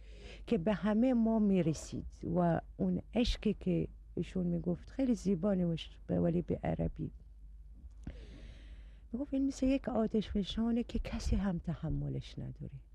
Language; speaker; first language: Persian; non-native, learner; Arabic